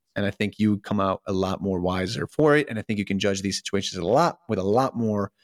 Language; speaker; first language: English; early bilingual, other home language; Russian